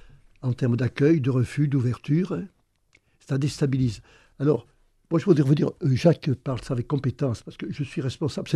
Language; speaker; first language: French; native; French